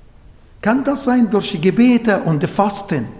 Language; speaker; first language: German; non-native, fluent; Arabic